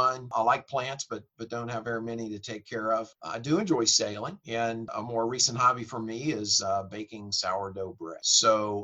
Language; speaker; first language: English; native; English